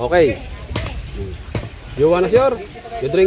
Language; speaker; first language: English; non-native, learner; Filipino